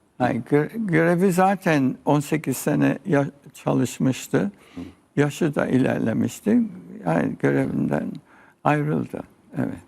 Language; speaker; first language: Turkish; early bilingual, heritage; Turkish